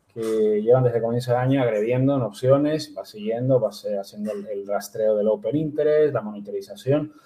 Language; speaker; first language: Spanish; native; Spanish